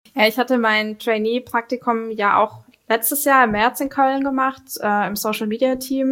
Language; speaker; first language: German; native; German